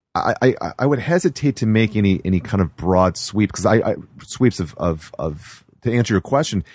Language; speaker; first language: English; native; English